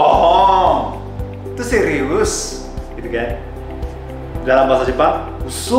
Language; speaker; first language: Indonesian; non-native, fluent; Japanese